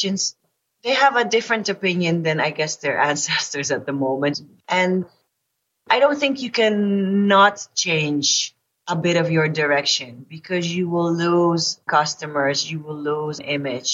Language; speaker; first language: English; non-native, local second language; Filipino